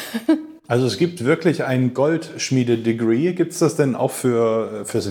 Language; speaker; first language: German; native; German